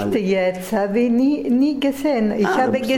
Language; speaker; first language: German; non-native, fluent; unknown